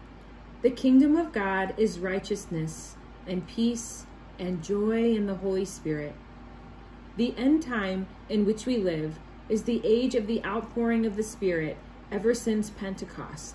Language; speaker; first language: English; native; English